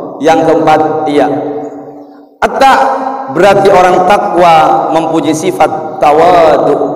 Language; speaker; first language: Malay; non-native, local second language; Madurese